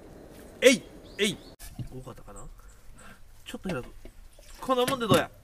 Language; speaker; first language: Japanese; native; Japanese